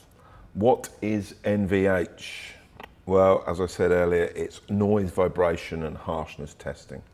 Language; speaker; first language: English; native; English